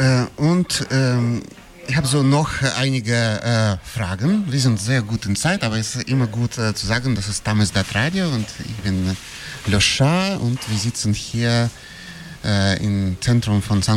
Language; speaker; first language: German; non-native, fluent; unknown